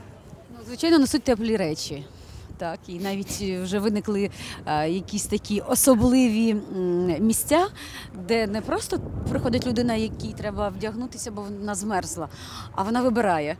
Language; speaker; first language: Ukrainian; native; Ukrainian